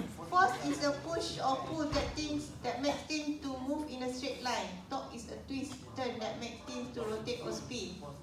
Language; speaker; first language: English; non-native, local second language; Malay